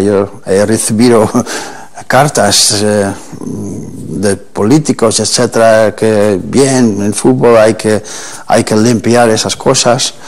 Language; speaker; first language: Spanish; non-native, fluent; Dutch